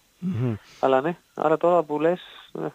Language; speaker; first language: Greek; non-native, learner; Spanish